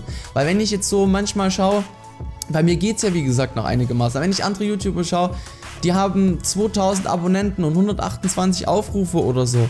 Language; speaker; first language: German; native; German